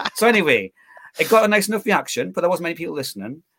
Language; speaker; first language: English; native; English